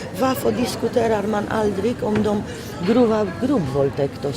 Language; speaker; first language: Swedish; non-native, fluent; Polish